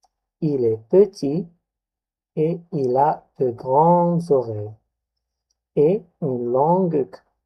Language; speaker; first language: French; non-native, local second language; Arabic